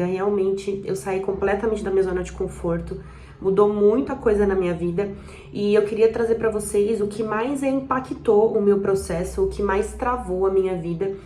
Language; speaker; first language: Portuguese; native; Portuguese